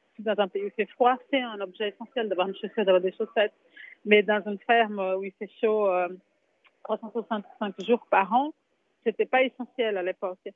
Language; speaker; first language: French; non-native, fluent; Portuguese